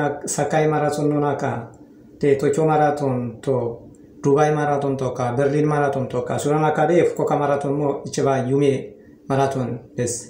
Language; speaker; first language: Japanese; non-native, learner; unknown